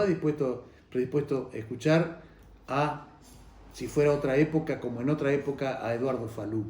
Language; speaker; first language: Spanish; native; Spanish